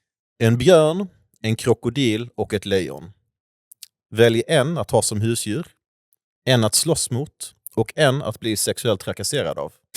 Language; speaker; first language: Swedish; native; Swedish